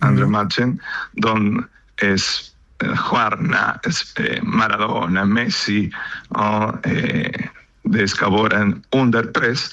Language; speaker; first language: Swedish; non-native, learner; Spanish